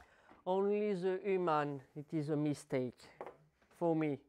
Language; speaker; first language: English; non-native, learner; French